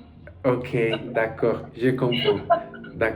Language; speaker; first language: French; non-native, learner; Spanish